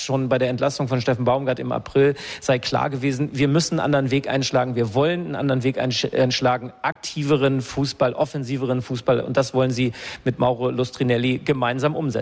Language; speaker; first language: German; native; German